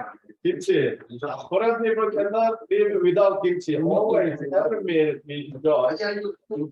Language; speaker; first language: English; non-native, fluent; Korean